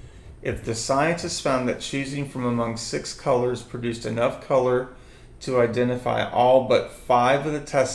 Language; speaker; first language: English; native; English